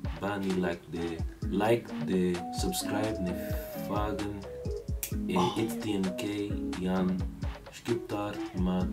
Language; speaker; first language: Albanian; non-native, learner; English